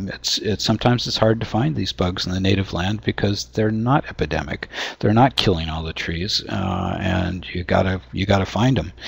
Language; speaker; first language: English; native; English